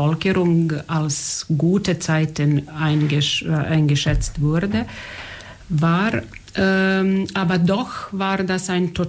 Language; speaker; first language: German; non-native, fluent; Serbian